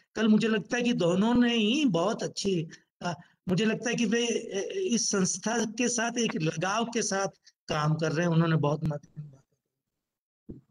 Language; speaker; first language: Hindi; native; Hindi